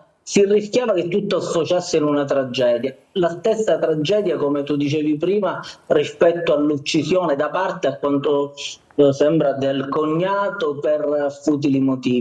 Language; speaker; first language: Italian; native; Italian